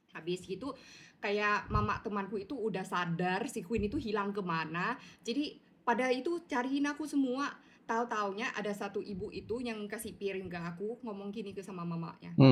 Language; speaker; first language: Indonesian; non-native, learner; Thai